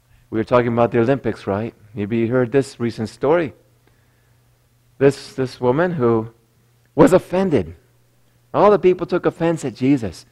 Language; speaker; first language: English; native; English